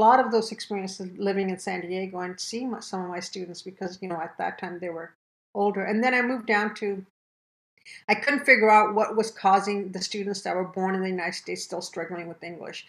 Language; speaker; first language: English; early bilingual, other home language; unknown